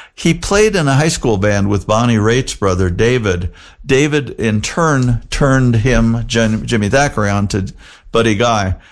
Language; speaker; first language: English; native; English